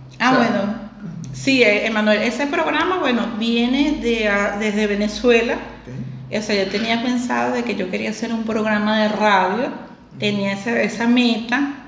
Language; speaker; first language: Spanish; native; Spanish